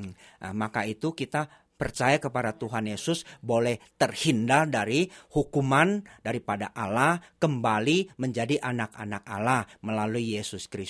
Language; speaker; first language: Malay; non-native, local second language; Chinese